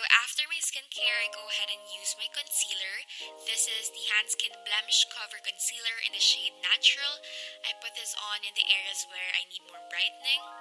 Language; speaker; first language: English; non-native, local second language; Filipino